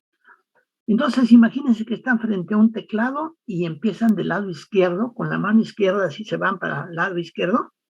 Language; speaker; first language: Spanish; native; Spanish